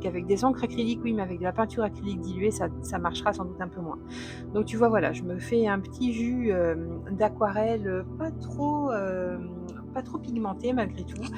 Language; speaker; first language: French; native; French